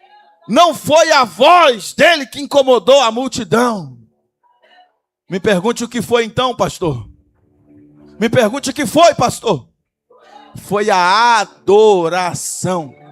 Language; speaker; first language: Portuguese; native; Portuguese